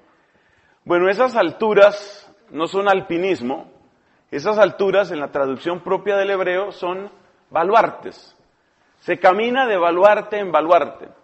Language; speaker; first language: Spanish; native; Spanish